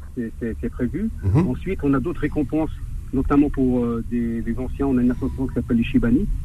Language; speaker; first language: French; native; French